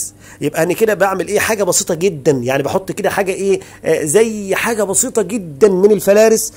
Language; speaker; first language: Arabic; native; Arabic